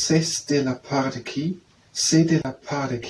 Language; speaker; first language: French; non-native, learner; English